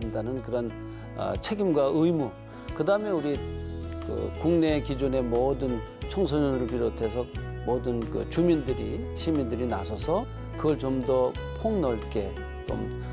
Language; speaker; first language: Korean; native; Korean